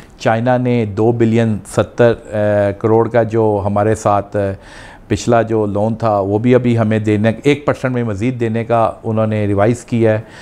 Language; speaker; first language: Urdu; non-native, local second language; Punjabi